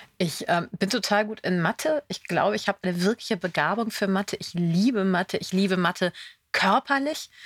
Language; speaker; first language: German; native; German